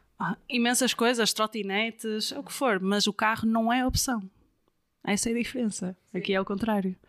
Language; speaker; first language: Portuguese; non-native, fluent; Dutch